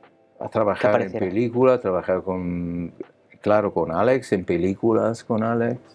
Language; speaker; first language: Spanish; non-native, learner; Italian